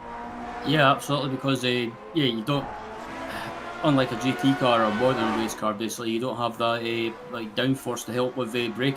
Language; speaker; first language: English; native; English